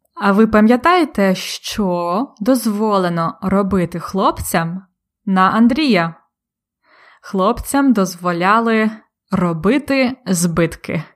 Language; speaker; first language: Ukrainian; native; Ukrainian